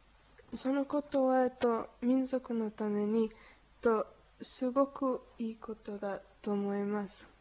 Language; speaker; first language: Japanese; non-native, learner; Spanish